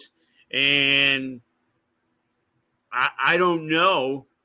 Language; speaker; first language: English; native; English